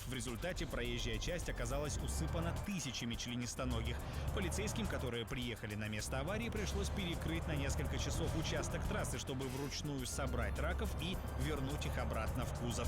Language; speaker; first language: Russian; native; Russian